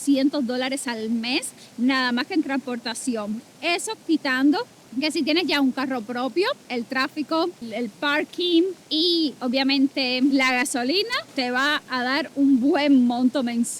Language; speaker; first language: Spanish; native; Spanish